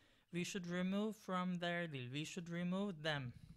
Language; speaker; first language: English; non-native, fluent; Turkish